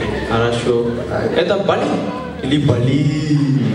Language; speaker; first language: Russian; non-native, learner; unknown